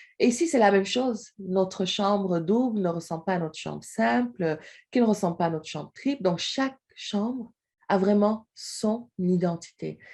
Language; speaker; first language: French; non-native, local second language; Wolof